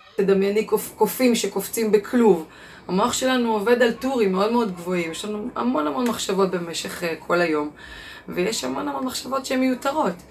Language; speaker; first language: Hebrew; native; Hebrew